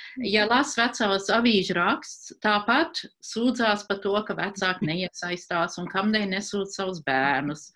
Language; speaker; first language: Latvian; early bilingual, heritage; Latvian